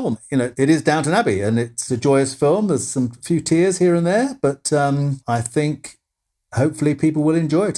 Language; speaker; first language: English; native; English